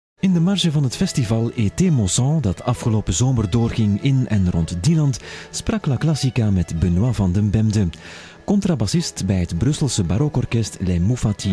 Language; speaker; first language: Dutch; native; Dutch